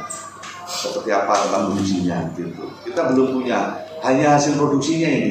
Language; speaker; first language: Indonesian; native; Indonesian